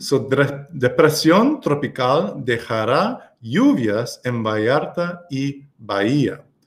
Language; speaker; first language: Spanish; non-native, learner; English